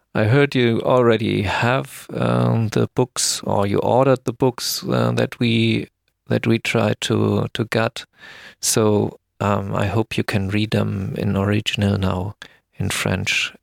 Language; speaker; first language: English; non-native, fluent; German